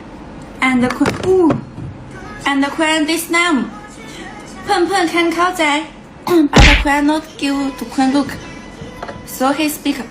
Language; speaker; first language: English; non-native, learner; Thai